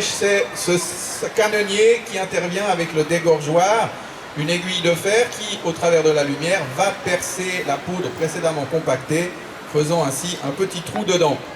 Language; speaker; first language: French; native; French